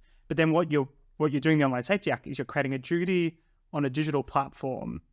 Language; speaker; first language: English; native; English